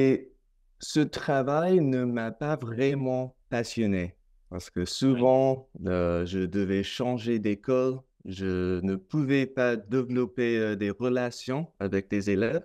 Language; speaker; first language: French; non-native, fluent; English